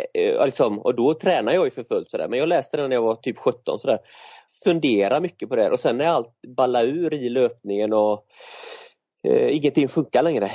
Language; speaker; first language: Swedish; native; Swedish